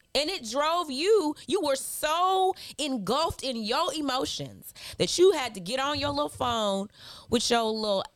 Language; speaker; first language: English; early bilingual, other home language; Yoruba